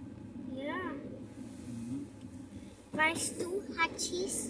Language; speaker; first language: German; early bilingual, other home language; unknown